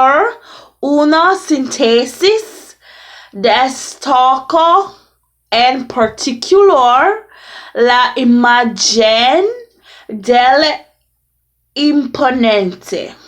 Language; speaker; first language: Spanish; non-native, learner; English